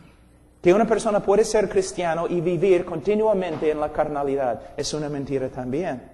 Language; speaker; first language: Spanish; non-native, fluent; English